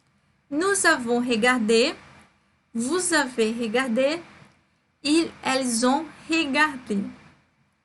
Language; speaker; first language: French; non-native, fluent; Portuguese